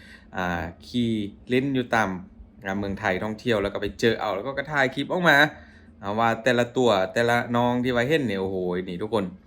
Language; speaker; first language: Thai; non-native, local second language; Lao